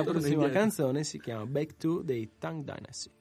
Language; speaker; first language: Italian; native; Italian